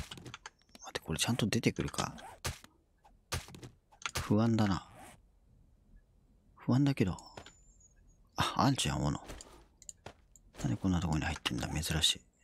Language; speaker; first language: Japanese; native; Japanese